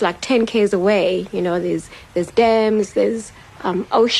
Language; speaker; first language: English; non-native, local second language; Xhosa